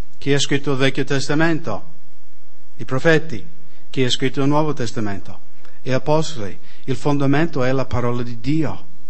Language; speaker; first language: Italian; non-native, fluent; English